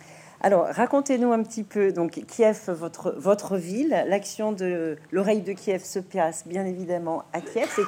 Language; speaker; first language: French; native; French